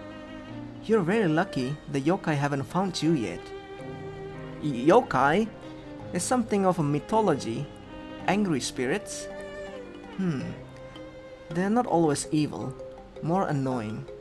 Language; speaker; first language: English; non-native, fluent; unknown